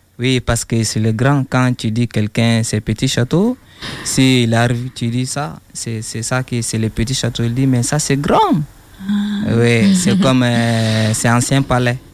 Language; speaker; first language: French; non-native, learner; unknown